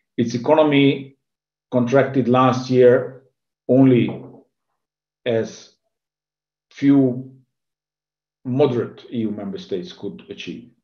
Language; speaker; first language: English; non-native, fluent; Hungarian